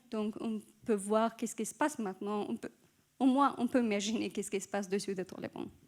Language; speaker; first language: French; non-native, fluent; Persian